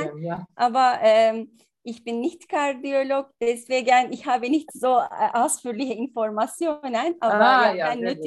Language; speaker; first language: German; non-native, learner; Turkish